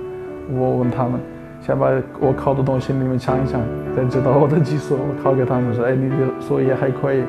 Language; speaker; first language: Chinese; non-native, local second language; Uyghur